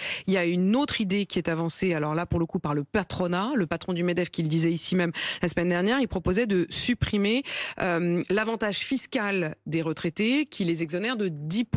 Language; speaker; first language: French; native; French